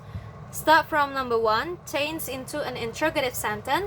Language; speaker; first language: English; non-native, fluent; Indonesian